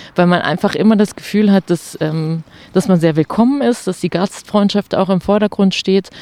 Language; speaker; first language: German; native; German